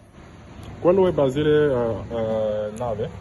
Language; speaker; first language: Italian; non-native, fluent; French